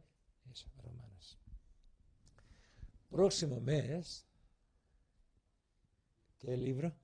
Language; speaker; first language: Spanish; non-native, learner; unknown